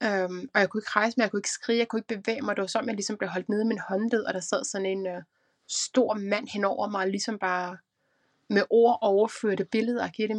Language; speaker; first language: Danish; native; Danish